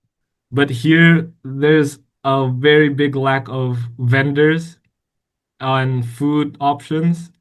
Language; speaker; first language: English; non-native, fluent; Indonesian